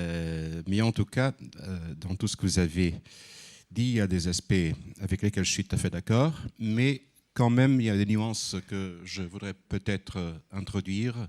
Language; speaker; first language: French; non-native, fluent; Portuguese